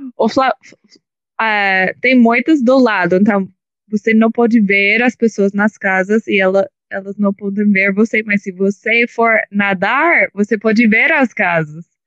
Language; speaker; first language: Portuguese; non-native, learner; English